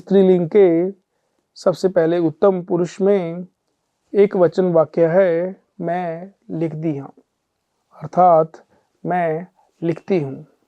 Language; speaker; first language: Hindi; non-native, local second language; Punjabi